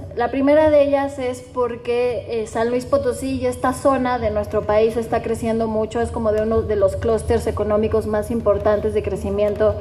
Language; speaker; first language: Spanish; native; Spanish